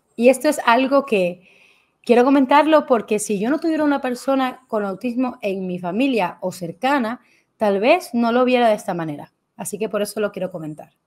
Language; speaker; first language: Spanish; native; Spanish